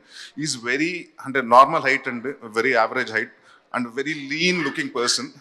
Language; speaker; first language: Telugu; native; Telugu